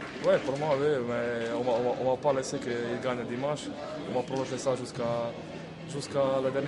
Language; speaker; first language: French; non-native, fluent; Croatian